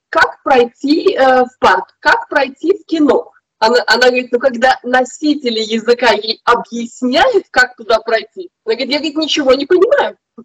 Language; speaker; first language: Russian; native; Russian